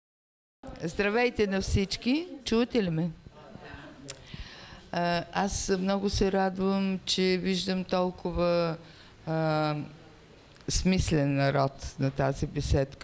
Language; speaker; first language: Bulgarian; native; Bulgarian